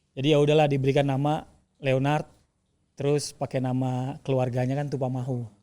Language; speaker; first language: Indonesian; native; Indonesian